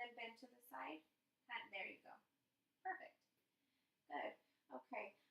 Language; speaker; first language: English; native; English